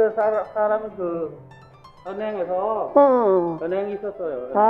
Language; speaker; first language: Korean; non-native, learner; Khmer